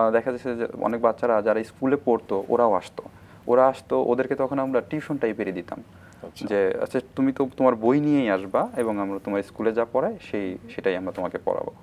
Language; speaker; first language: Bangla; native; Bangla